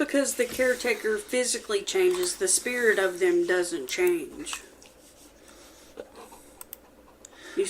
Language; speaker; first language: English; native; English